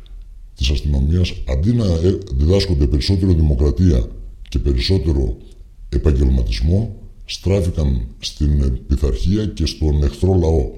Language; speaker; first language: Greek; native; Greek